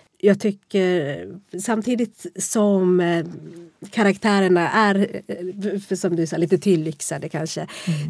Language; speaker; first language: Swedish; native; Swedish